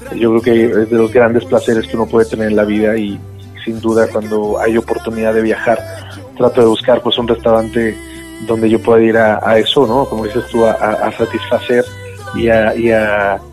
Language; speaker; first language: Spanish; native; Spanish